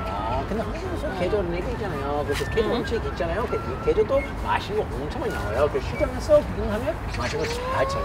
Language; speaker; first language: Korean; non-native, learner; English